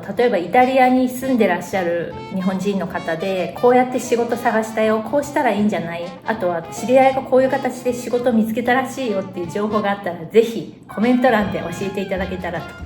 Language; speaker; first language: Japanese; native; Japanese